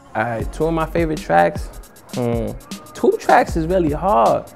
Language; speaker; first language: English; native; English